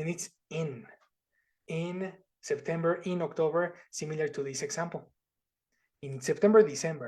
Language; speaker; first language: English; non-native, fluent; Spanish